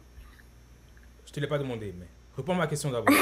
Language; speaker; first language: French; native; French